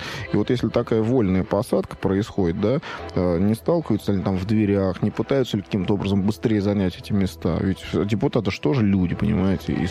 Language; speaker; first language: Russian; native; Russian